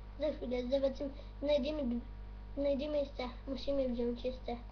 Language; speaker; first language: Polish; native; Polish